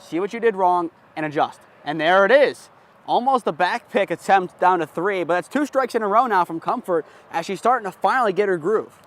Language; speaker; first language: English; native; English